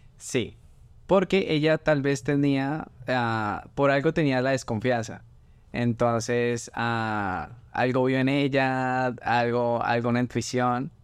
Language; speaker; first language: Spanish; native; Spanish